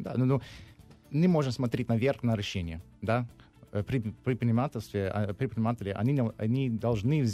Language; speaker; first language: Russian; non-native, learner; English